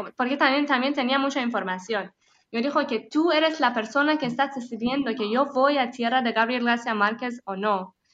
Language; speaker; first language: Spanish; non-native, fluent; Persian